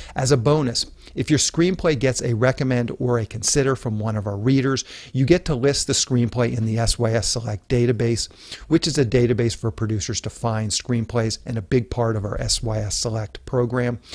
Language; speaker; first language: English; native; English